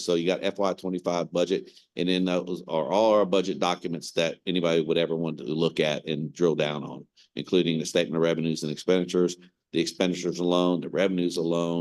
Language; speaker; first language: English; native; English